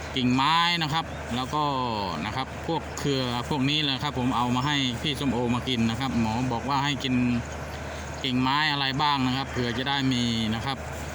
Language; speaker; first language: Thai; non-native, local second language; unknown